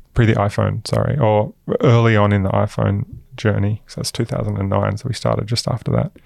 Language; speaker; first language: English; native; English